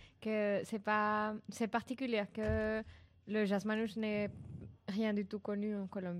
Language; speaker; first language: French; non-native, learner; Spanish